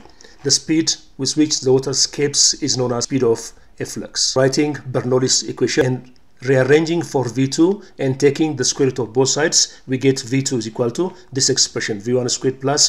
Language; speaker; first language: English; non-native, local second language; Amharic